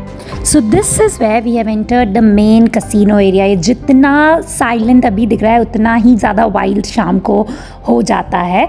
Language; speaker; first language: Hindi; native; Hindi